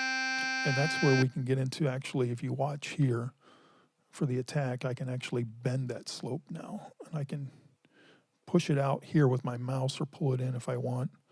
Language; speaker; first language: English; native; English